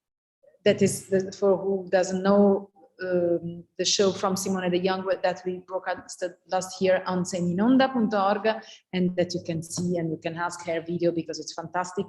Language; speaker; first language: English; non-native, fluent; Italian